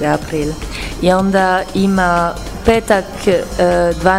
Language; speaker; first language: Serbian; non-native, learner; French